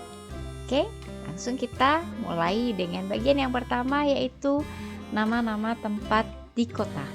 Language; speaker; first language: Indonesian; native; Indonesian